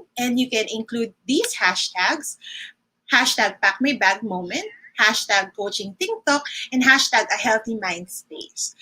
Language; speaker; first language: English; non-native, local second language; Filipino